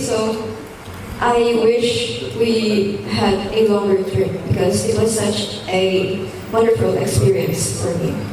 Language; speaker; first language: English; non-native, fluent; Indonesian